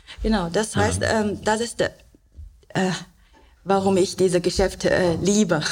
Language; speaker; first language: German; non-native, learner; Chinese